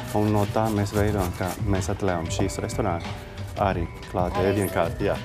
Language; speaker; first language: Latvian; non-native, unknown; Spanish